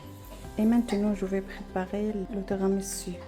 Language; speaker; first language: French; non-native, learner; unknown